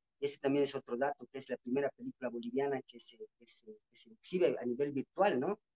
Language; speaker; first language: Spanish; non-native, local second language; Quechua